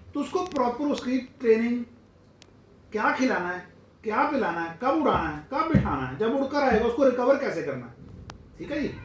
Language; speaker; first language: Hindi; non-native, local second language; Punjabi